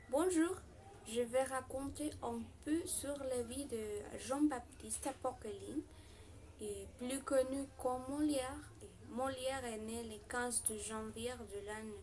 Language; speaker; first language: French; non-native, learner; Spanish